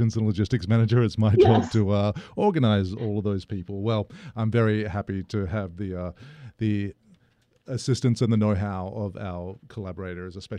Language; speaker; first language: English; native; English